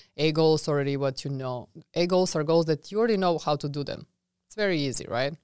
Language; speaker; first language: English; non-native, fluent; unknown